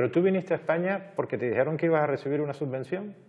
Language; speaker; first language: Spanish; native; Spanish